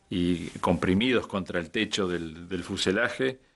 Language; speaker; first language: Spanish; native; Spanish